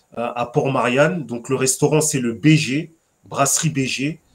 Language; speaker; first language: French; native; French